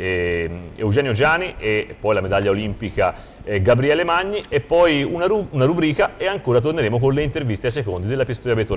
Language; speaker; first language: Italian; native; Italian